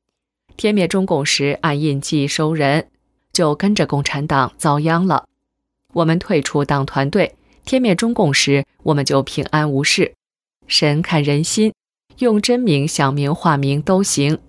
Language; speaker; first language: Chinese; native; Chinese